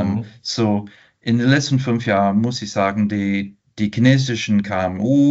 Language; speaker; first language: German; non-native, fluent; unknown